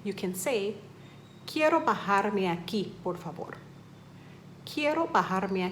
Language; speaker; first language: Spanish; non-native, fluent; English